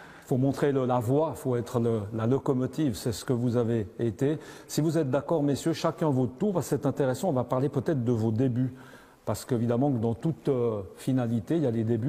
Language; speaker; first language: French; native; French